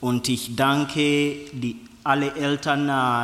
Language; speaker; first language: German; non-native, learner; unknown